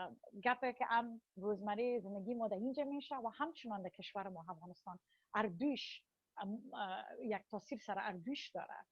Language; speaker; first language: Persian; early bilingual, heritage; Persian